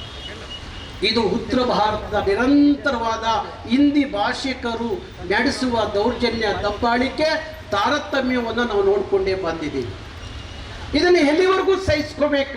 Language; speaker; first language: Kannada; native; Kannada